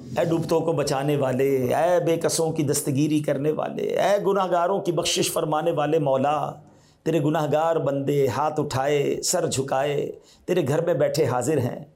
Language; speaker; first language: Urdu; native; Urdu